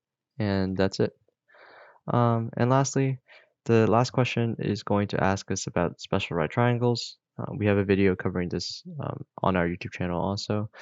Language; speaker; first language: English; native; English